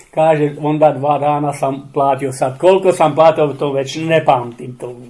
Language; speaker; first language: Serbian; non-native, local second language; Czech